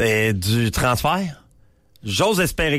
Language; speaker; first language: French; native; French